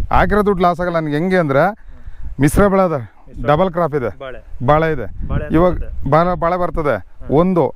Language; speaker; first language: Kannada; native; Kannada